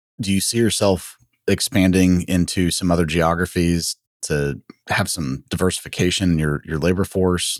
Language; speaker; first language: English; native; English